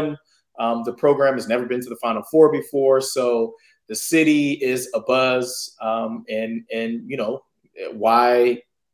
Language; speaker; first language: English; native; English